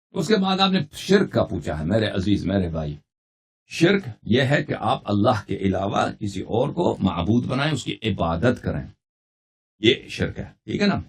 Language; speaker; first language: Urdu; non-native, fluent; Persian